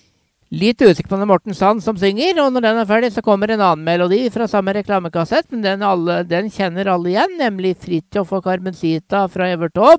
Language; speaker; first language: Norwegian; native; Norwegian